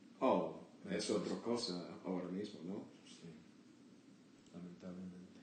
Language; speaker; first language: Spanish; non-native, learner; English